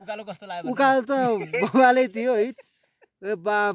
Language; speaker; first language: Nepali; native; Nepali